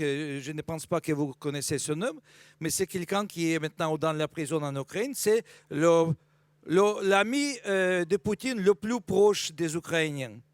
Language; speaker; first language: French; non-native, fluent; Russian